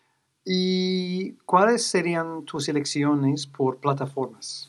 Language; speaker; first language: Spanish; non-native, fluent; English